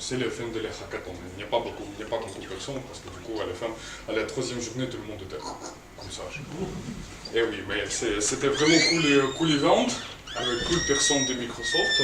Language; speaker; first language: French; non-native, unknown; Russian